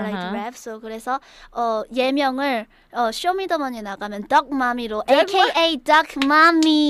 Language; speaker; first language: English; non-native, learner; Korean